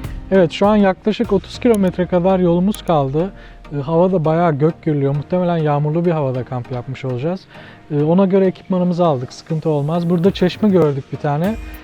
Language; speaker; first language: Turkish; native; Turkish